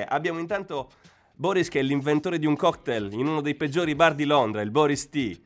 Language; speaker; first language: Italian; native; Italian